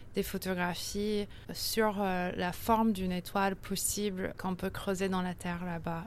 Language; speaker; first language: French; early bilingual, heritage; French